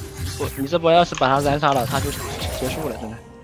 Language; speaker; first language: Chinese; native; Chinese